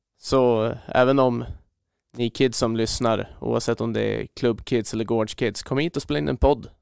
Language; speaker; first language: Swedish; native; Swedish